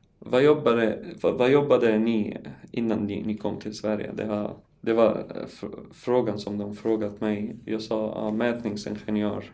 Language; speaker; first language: Swedish; non-native, learner; Arabic